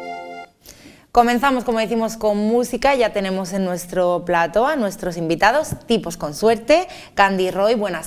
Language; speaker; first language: Spanish; native; Spanish